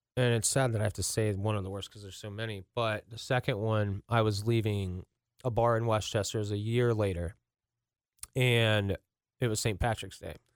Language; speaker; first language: English; native; English